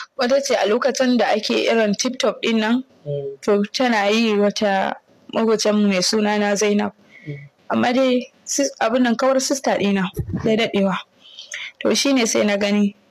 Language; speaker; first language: Hausa; non-native, local second language; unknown